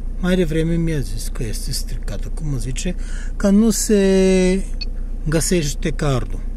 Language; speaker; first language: Romanian; non-native, fluent; Bulgarian